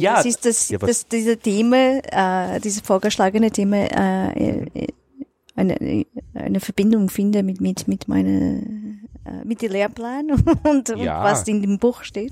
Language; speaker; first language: German; non-native, learner; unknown